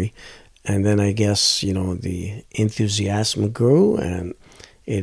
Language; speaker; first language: English; non-native, fluent; Arabic